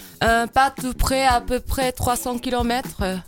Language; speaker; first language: French; non-native, fluent; Japanese